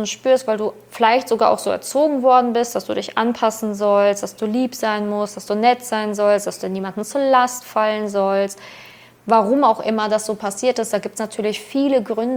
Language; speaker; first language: German; native; German